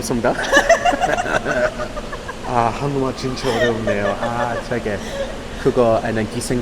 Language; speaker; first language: Korean; non-native, learner; English